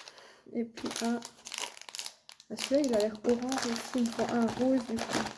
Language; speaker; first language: French; native; French